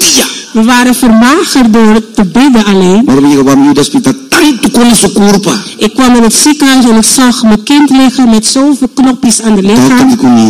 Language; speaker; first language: Dutch; non-native, local second language; Papiamento